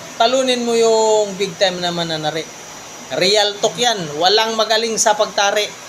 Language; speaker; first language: Filipino; non-native, local second language; Cebuano